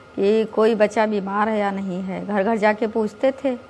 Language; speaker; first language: Hindi; native; Hindi